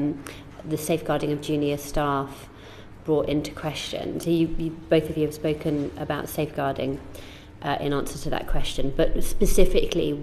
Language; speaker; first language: English; native; English